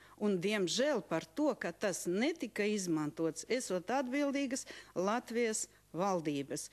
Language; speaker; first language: Latvian; non-native, local second language; Russian